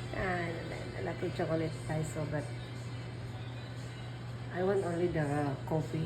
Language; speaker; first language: English; non-native, local second language; Cebuano